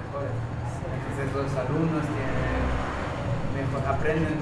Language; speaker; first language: Spanish; non-native, learner; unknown